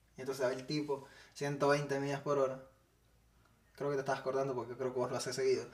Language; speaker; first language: Spanish; native; Spanish